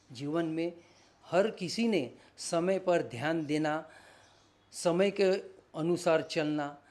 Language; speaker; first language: Hindi; non-native, local second language; Marathi